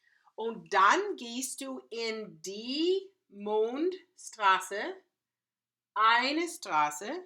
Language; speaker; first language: German; non-native, fluent; English